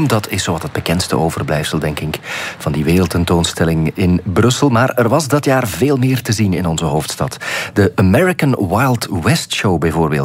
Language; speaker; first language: Dutch; native; Dutch